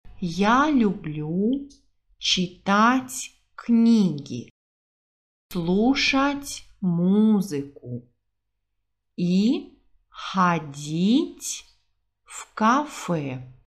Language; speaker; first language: Russian; non-native, fluent; Portuguese